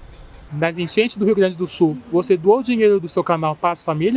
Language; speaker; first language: Portuguese; native; Portuguese